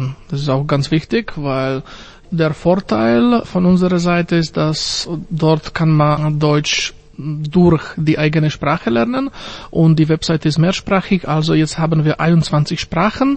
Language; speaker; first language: German; non-native, fluent; Slovak